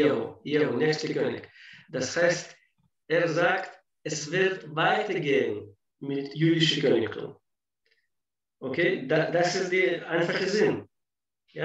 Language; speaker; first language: German; non-native, fluent; Russian